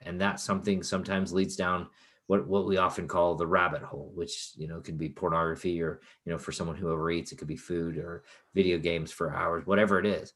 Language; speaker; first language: English; native; English